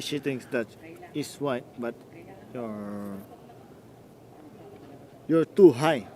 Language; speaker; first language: English; non-native, local second language; Filipino